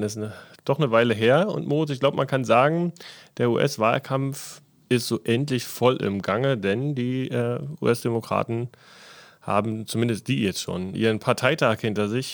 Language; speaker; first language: German; native; German